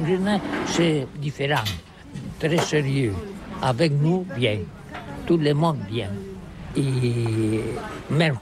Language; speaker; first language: French; non-native, learner; Catalan